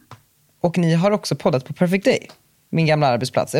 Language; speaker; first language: Swedish; native; Swedish